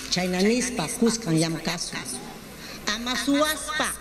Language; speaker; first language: Spanish; native; Spanish